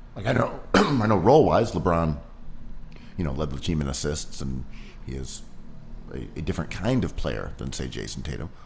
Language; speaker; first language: English; native; English